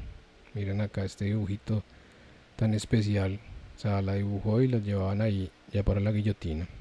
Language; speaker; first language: Spanish; native; Spanish